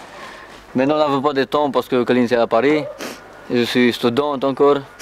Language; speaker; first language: French; non-native, learner; Romanian